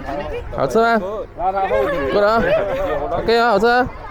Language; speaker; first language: Chinese; native; Chinese